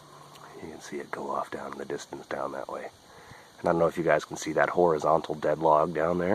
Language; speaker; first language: English; native; English